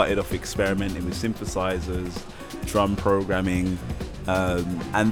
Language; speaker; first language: English; native; English